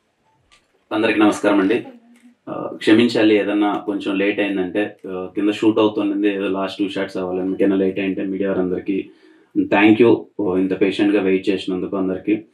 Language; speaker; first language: Telugu; native; Telugu